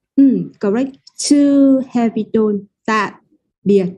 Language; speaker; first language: English; non-native, fluent; Vietnamese